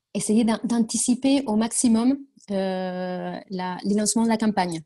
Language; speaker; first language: French; non-native, fluent; Spanish